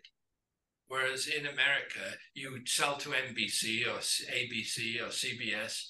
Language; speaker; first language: English; native; English